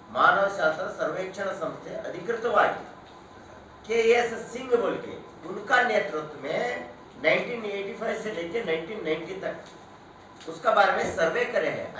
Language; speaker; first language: Hindi; non-native, local second language; Kannada